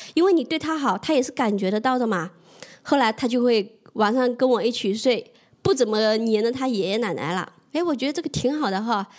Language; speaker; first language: Chinese; native; Chinese